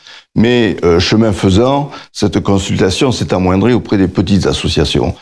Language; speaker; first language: French; native; French